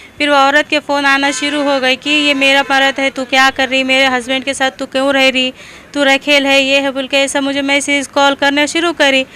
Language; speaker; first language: Hindi; native; Hindi